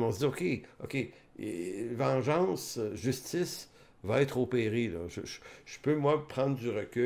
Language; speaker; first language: French; native; French